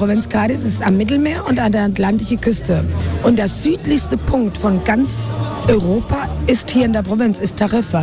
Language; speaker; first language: German; non-native, fluent; Spanish